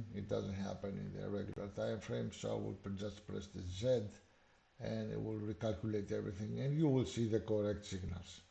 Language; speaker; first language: English; non-native, fluent; Greek